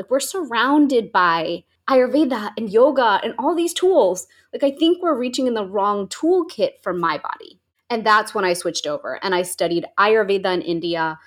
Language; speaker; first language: English; native; English